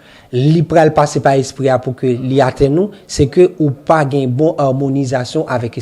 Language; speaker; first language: Haitian Creole; native; Haitian Creole